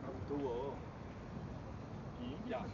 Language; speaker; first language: Korean; native; Korean